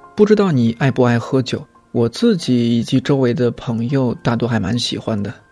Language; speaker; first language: Chinese; native; Chinese